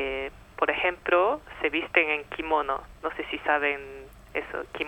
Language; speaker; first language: Spanish; non-native, fluent; Japanese